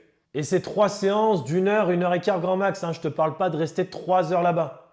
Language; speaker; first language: French; native; French